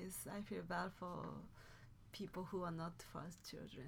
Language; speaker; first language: English; non-native, fluent; Japanese